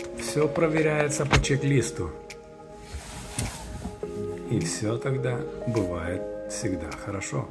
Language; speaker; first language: Russian; native; Russian